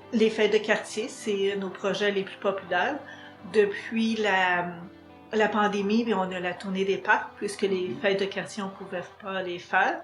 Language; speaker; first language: French; native; French